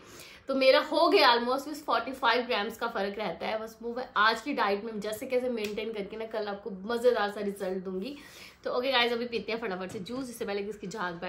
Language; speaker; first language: Hindi; native; Hindi